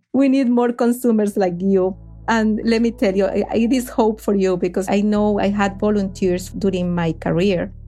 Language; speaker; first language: English; non-native, fluent; Spanish